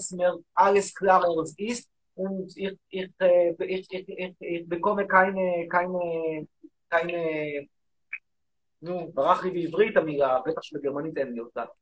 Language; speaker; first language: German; non-native, learner; Hebrew